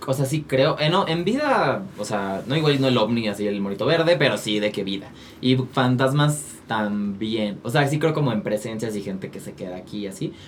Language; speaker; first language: Spanish; native; Spanish